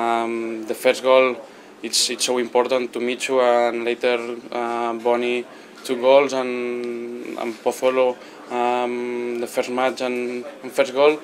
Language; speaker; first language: English; non-native, learner; Spanish